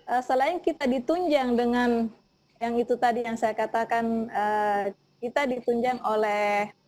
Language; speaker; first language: Indonesian; native; Indonesian